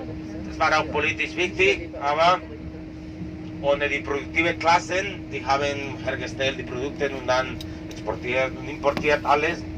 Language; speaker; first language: German; non-native, learner; Catalan